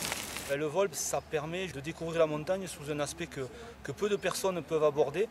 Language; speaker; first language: French; native; French